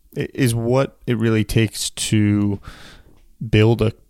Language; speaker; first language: English; native; English